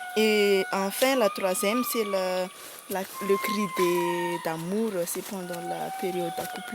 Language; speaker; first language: French; non-native, local second language; Malagasy